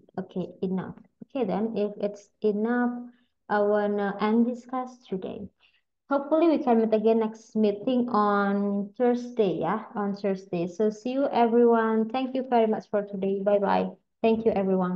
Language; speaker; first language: English; non-native, fluent; Indonesian